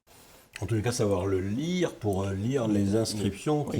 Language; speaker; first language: French; native; French